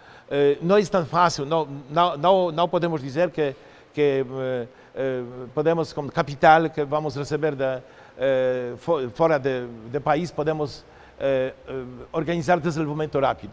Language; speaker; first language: Portuguese; non-native, fluent; Polish